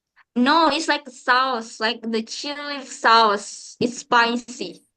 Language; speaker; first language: English; non-native, learner; Indonesian